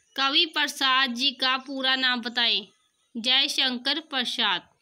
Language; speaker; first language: Hindi; non-native, local second language; Punjabi